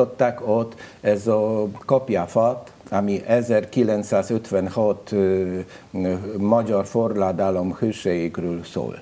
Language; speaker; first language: Hungarian; non-native, learner; Polish